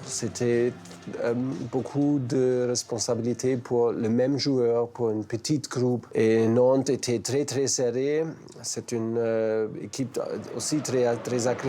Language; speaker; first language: French; non-native, fluent; German